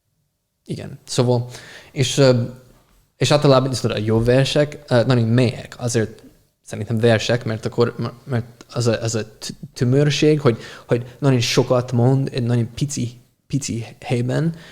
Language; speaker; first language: Hungarian; non-native, fluent; English